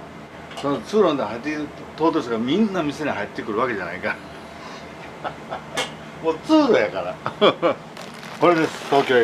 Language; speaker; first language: Japanese; native; Japanese